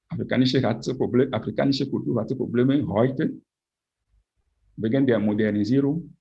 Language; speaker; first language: German; non-native, fluent; French